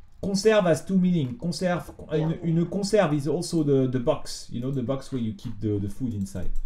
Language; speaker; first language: English; non-native, fluent; French